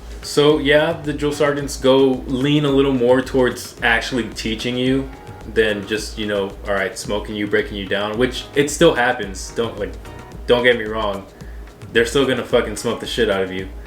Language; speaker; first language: English; native; English